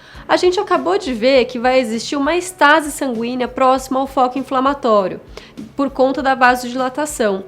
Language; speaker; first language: Portuguese; native; Portuguese